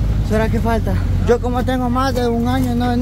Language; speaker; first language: Spanish; native; Spanish